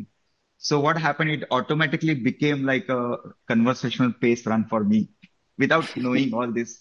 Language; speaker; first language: English; non-native, local second language; Marathi